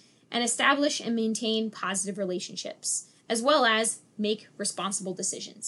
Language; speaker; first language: English; native; English